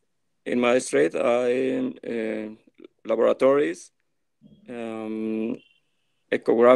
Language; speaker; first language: English; non-native, learner; Spanish